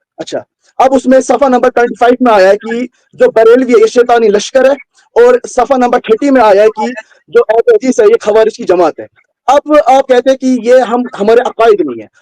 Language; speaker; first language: Urdu; native; Urdu